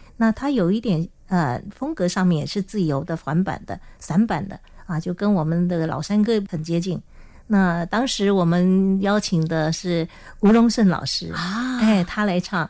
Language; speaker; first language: Chinese; non-native, local second language; Hakka Chinese